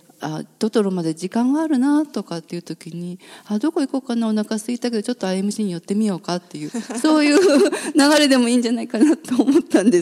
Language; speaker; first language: Japanese; native; Japanese